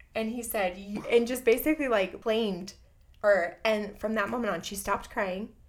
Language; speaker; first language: English; native; English